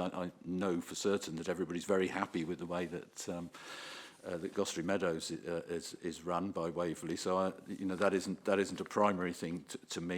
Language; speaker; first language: English; native; English